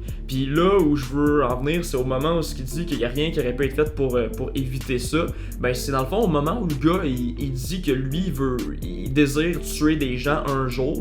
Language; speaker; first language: French; native; French